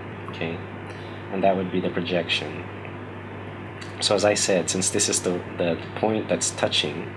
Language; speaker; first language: English; native; English